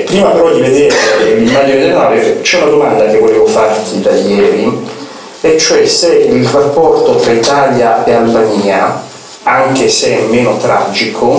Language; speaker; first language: Italian; native; Italian